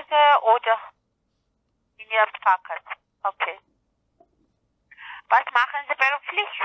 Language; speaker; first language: German; non-native, learner; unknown